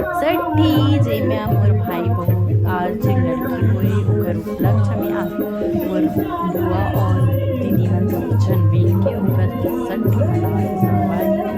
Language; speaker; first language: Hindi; non-native, local second language; Chhattisgarhi